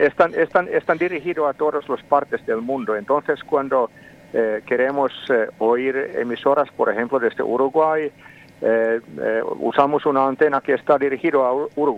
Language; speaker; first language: Spanish; non-native, fluent; Finnish